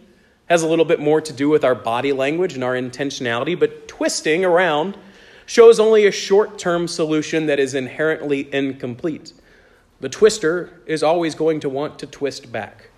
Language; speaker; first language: English; native; English